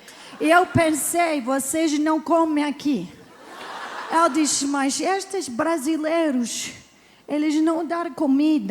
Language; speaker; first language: Portuguese; non-native, learner; English